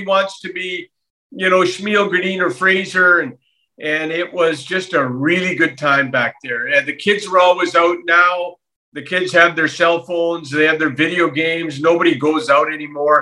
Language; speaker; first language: English; native; English